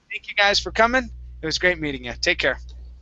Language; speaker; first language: English; native; English